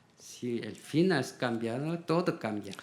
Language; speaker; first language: Spanish; non-native, learner; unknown